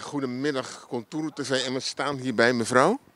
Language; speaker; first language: Dutch; native; Dutch